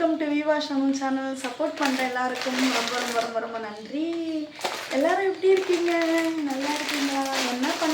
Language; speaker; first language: Tamil; native; Tamil